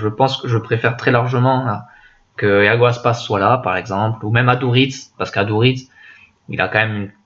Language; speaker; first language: French; native; French